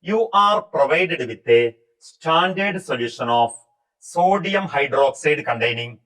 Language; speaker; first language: English; non-native, local second language; Malayalam